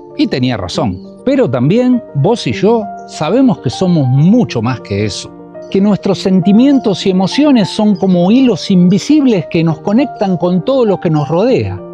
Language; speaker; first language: Spanish; native; Spanish